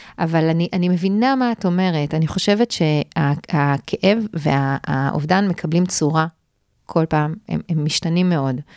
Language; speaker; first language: Hebrew; native; Hebrew